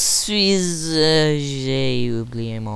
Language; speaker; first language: French; non-native, learner; English